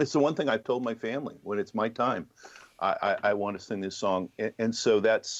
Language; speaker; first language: English; native; English